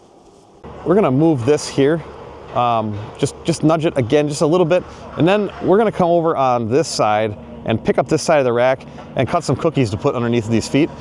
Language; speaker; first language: English; native; English